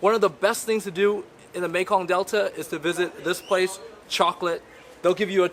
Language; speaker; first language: English; early bilingual, other home language; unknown